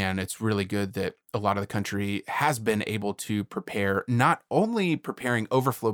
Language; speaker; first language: English; native; English